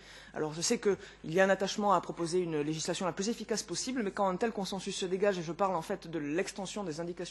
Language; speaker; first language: French; native; French